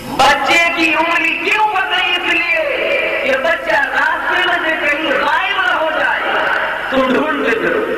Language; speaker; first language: Urdu; native; Urdu